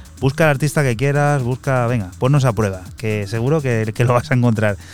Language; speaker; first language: Spanish; native; Spanish